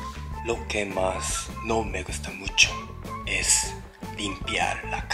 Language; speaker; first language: Spanish; non-native, learner; Japanese